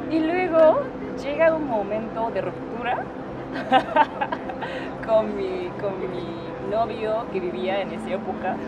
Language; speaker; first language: Spanish; non-native, fluent; Japanese